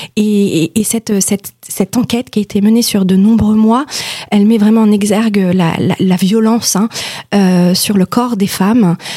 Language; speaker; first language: French; native; French